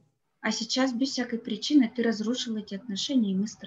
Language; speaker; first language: Russian; native; Russian